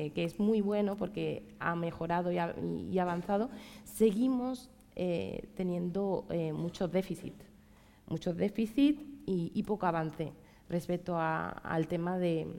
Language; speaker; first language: Spanish; native; Spanish